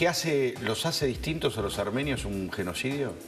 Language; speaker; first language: Spanish; native; Spanish